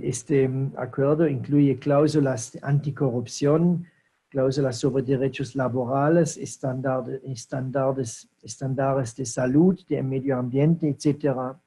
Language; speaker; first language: Spanish; non-native, fluent; German